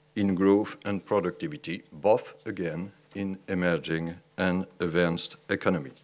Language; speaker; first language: English; non-native, fluent; French